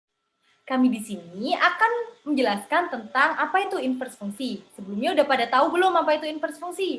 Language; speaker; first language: Indonesian; native; Indonesian